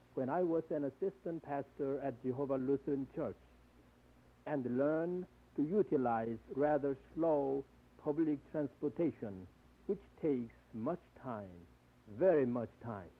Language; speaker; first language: English; non-native, fluent; Korean